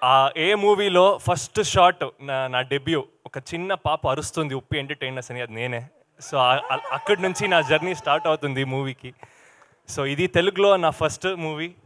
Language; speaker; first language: Telugu; non-native, learner; Kannada